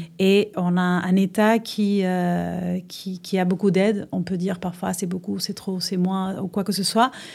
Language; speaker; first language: French; non-native, fluent; Spanish